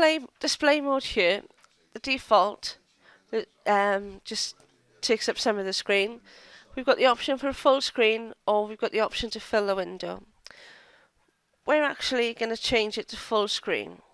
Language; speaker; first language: English; native; English